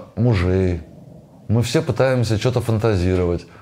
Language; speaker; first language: Russian; native; Russian